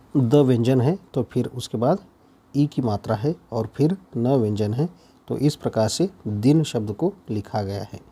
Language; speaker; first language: Hindi; non-native, local second language; Kannada